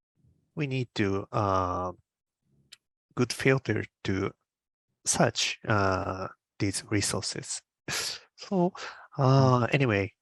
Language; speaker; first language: English; non-native, learner; Japanese